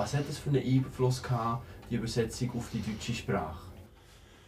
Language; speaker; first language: German; native; German